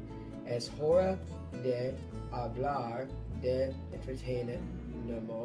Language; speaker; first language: Spanish; non-native, learner; English